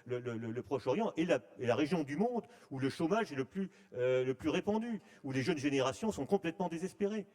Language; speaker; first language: French; native; French